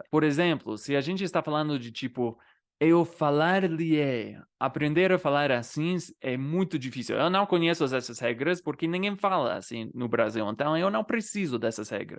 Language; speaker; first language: Portuguese; non-native, fluent; English